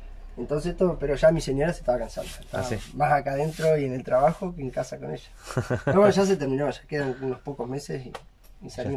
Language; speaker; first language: Spanish; native; Spanish